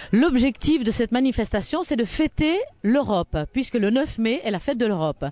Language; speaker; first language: French; native; French